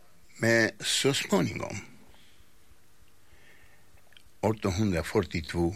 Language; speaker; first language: Swedish; non-native, fluent; Spanish